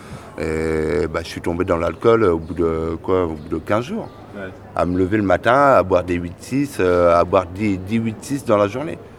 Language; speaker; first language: French; native; French